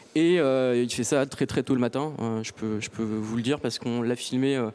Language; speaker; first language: French; native; French